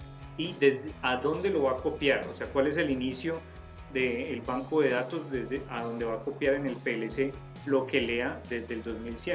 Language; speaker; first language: Spanish; native; Spanish